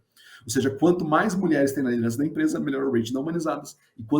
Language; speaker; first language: Portuguese; native; Portuguese